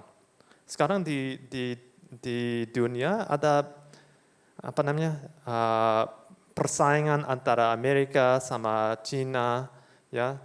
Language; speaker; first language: Indonesian; non-native, fluent; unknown